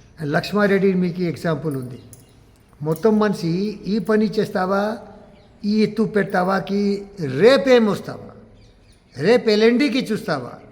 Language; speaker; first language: Telugu; non-native, learner; Hindi